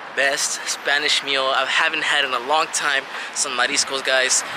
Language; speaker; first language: English; early bilingual, other home language; Spanish